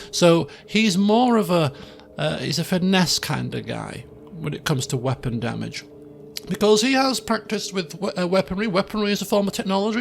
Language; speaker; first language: English; native; English